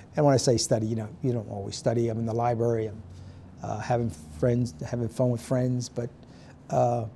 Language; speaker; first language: English; native; English